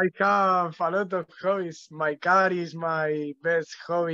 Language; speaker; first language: English; non-native, learner; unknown